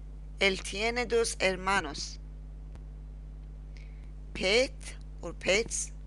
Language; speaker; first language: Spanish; non-native, learner; Persian